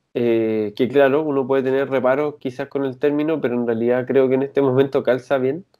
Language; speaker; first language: Spanish; native; Spanish